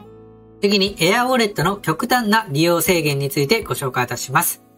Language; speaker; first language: Japanese; native; Japanese